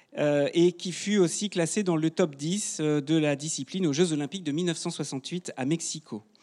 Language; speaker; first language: French; native; French